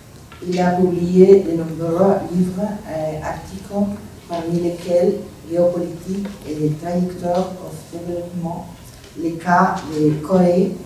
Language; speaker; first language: French; non-native, fluent; Spanish